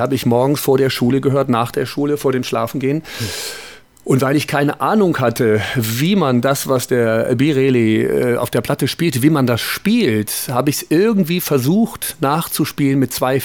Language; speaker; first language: German; native; German